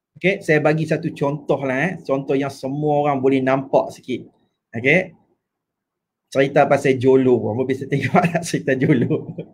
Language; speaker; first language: Malay; native; Malay